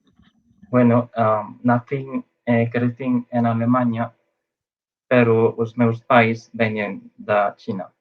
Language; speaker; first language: Galician; non-native, fluent; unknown